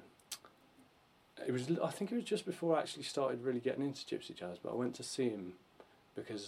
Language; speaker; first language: English; native; English